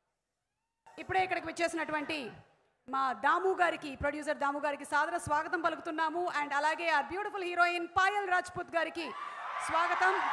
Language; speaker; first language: Telugu; native; Telugu